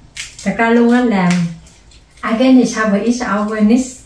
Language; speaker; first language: German; non-native, learner; Vietnamese